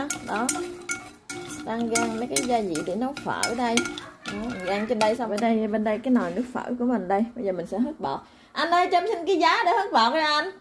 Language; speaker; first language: Vietnamese; native; Vietnamese